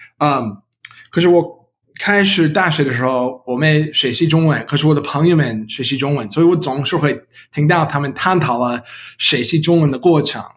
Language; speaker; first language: Chinese; non-native, learner; English